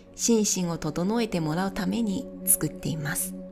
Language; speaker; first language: Japanese; non-native, fluent; Chinese